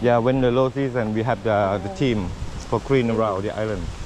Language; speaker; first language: English; non-native, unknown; Thai